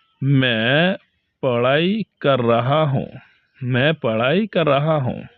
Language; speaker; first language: Hindi; non-native, fluent; Bangla